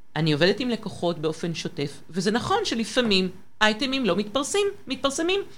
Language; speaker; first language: Hebrew; non-native, fluent; French